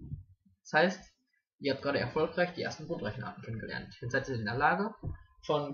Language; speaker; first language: German; native; German